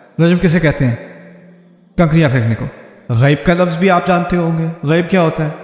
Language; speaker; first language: Urdu; early bilingual, heritage; Urdu